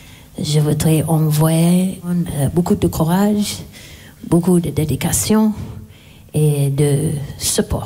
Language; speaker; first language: French; non-native, learner; English